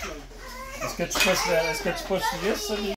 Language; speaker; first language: French; native; French